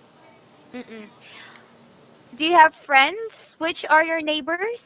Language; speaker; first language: English; non-native, fluent; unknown